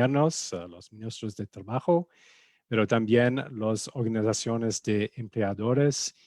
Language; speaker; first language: Spanish; non-native, fluent; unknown